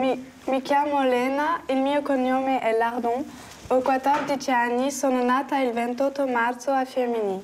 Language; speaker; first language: Italian; non-native, learner; French